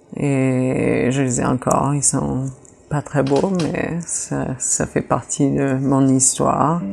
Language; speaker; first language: French; native; French